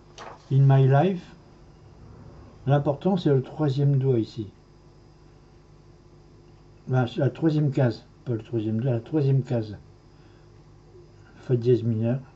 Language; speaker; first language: French; native; French